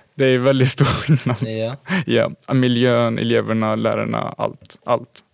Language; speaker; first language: Swedish; early bilingual, other home language; Arabic